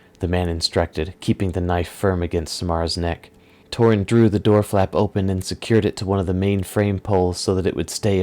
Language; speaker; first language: English; native; English